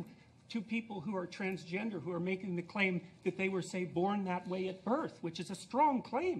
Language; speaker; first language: English; native; English